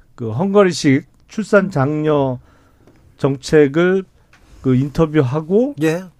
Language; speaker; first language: Korean; native; Korean